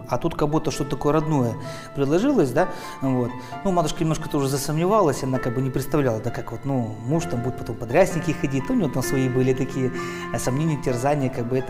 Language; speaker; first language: Russian; native; Russian